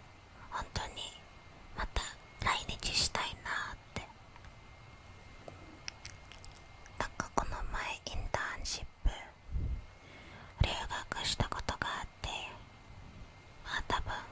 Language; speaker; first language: Japanese; non-native, fluent; Indonesian